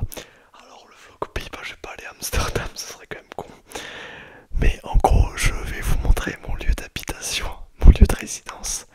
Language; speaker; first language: French; native; French